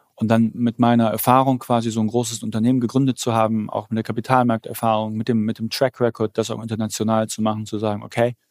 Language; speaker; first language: German; early bilingual, other home language; Polish